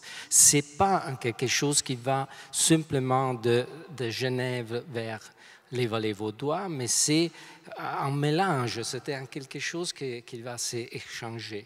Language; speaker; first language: French; non-native, fluent; Italian